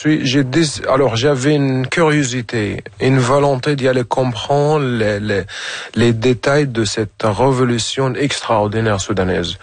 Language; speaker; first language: French; non-native, fluent; Arabic